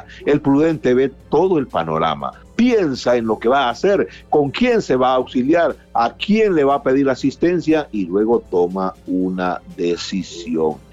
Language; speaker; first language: Spanish; native; Spanish